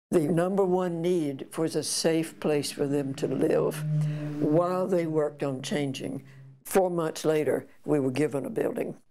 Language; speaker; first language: English; native; English